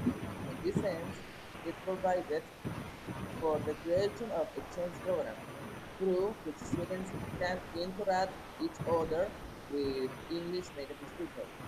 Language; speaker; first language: English; non-native, fluent; Spanish